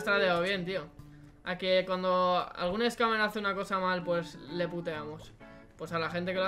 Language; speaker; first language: Spanish; native; Spanish